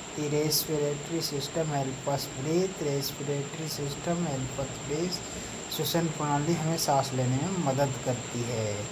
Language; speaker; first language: Hindi; native; Hindi